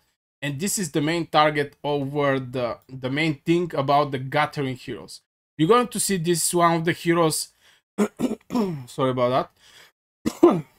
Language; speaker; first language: English; non-native, fluent; Bulgarian